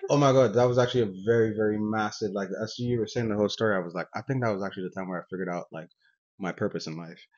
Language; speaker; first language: English; non-native, local second language; Yoruba